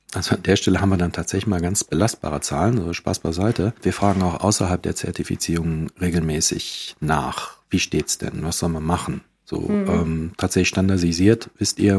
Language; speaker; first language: German; native; German